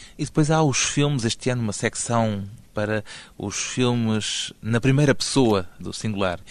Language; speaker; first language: Portuguese; native; Portuguese